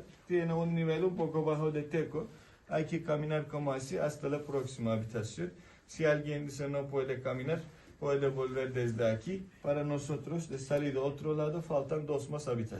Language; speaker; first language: Spanish; non-native, fluent; Turkish